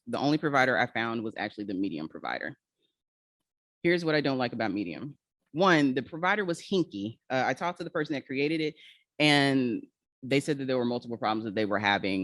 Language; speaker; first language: English; native; English